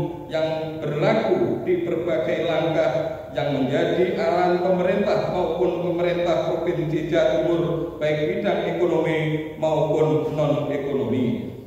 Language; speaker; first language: Indonesian; native; Indonesian